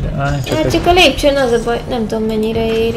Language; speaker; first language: Hungarian; native; Hungarian